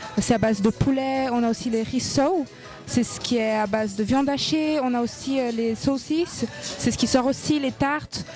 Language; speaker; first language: French; non-native, fluent; Portuguese